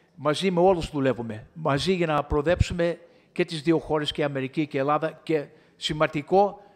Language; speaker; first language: Greek; early bilingual, heritage; Greek